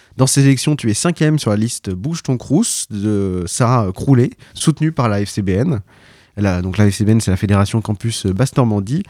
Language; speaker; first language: French; native; French